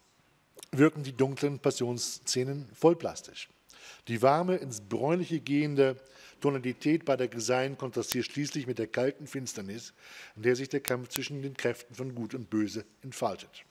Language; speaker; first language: German; native; German